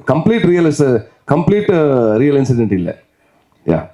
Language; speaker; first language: Tamil; non-native, local second language; Kannada